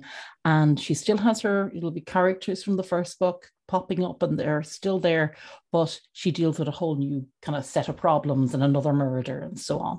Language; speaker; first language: English; native; English